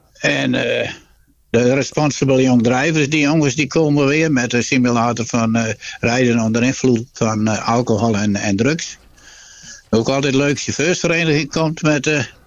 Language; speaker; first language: Dutch; non-native, local second language; Western Frisian